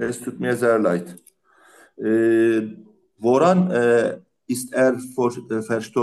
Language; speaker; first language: German; non-native, learner; Turkish